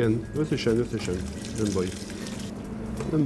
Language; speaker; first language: Hungarian; non-native, learner; French